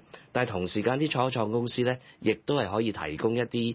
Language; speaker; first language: Cantonese; native; Cantonese